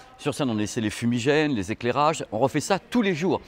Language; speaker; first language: French; native; French